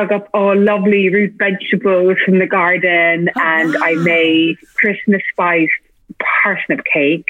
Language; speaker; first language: English; native; English